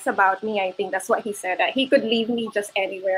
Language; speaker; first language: English; non-native, local second language; Filipino